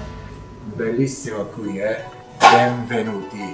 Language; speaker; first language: Italian; non-native, learner; Japanese